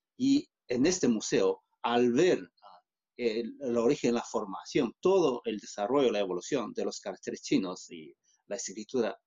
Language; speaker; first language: Spanish; non-native, fluent; Chinese